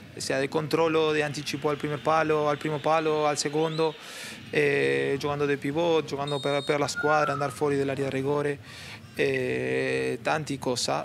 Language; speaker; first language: Italian; non-native, learner; Spanish